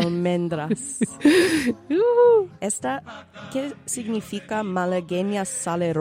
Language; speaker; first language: Spanish; non-native, learner; English